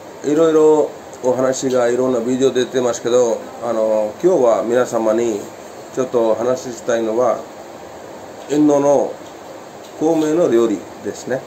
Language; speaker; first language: Japanese; non-native, fluent; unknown